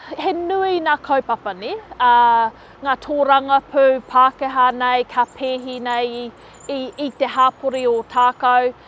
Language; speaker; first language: Māori; non-native, local second language; English